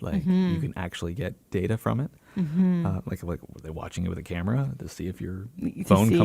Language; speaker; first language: English; native; English